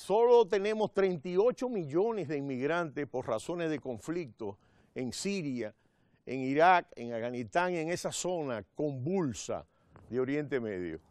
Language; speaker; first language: Spanish; native; Spanish